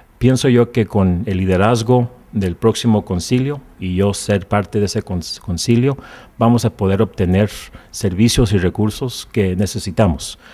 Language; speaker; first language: Spanish; early bilingual, heritage; Spanish